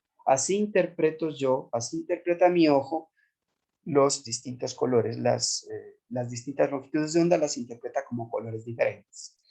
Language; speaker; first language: Spanish; native; Spanish